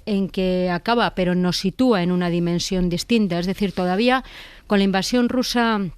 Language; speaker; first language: Spanish; native; Spanish